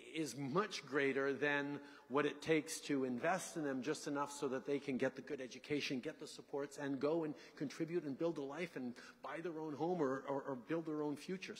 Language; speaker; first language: English; early bilingual, other home language; French